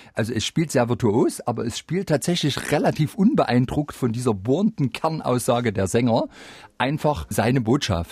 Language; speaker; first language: German; native; German